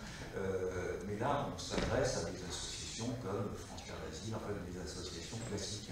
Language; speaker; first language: French; native; French